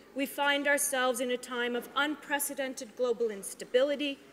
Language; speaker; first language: English; native; English